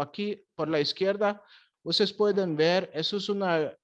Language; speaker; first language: Spanish; non-native, fluent; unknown